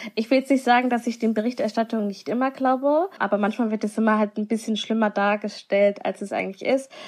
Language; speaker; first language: German; non-native, local second language; Somali